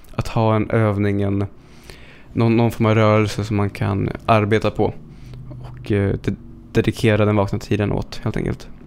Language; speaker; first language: Swedish; native; Swedish